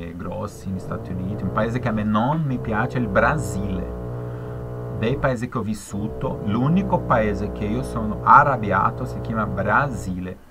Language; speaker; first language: Italian; non-native, fluent; Spanish